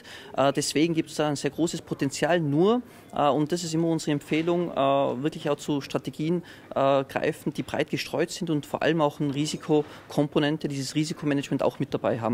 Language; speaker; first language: German; native; German